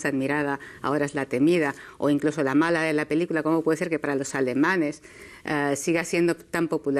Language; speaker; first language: Spanish; native; Spanish